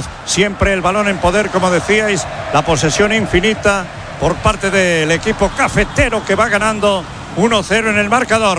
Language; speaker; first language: Spanish; native; Spanish